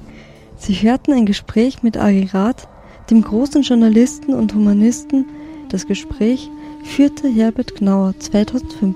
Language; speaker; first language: German; native; German